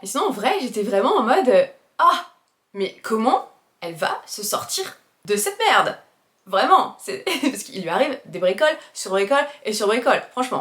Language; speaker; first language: French; native; French